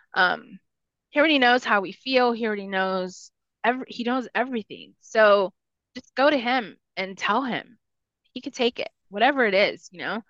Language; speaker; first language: English; early bilingual, other home language; Spanish